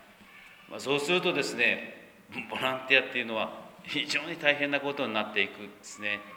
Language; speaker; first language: Japanese; native; Japanese